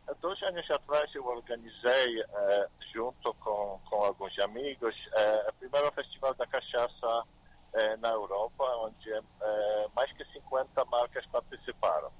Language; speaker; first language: Portuguese; non-native, learner; Polish